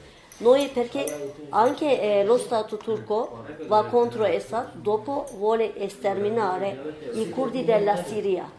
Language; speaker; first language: Italian; non-native, learner; Turkish